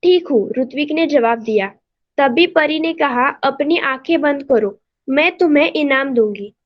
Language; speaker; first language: Hindi; non-native, local second language; Marathi